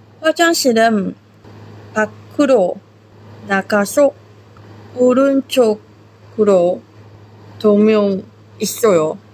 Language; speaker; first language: Korean; non-native, learner; Japanese